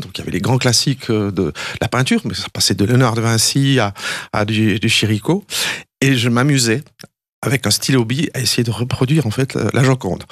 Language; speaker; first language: French; native; French